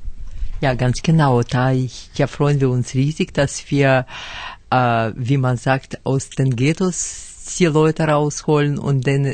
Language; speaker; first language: German; non-native, fluent; Russian